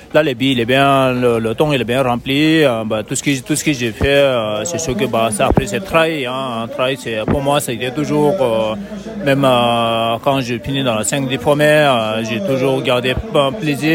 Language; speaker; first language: French; non-native, fluent; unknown